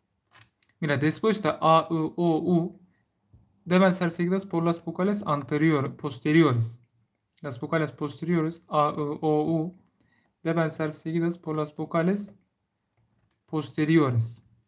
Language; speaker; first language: Spanish; non-native, learner; Turkish